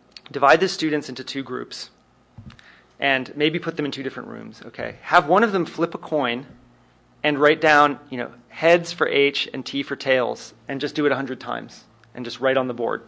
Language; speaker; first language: English; native; English